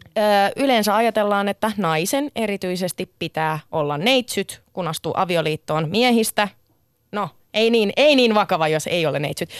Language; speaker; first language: Finnish; early bilingual, other home language; Sinhala